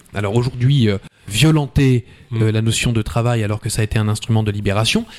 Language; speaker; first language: French; native; French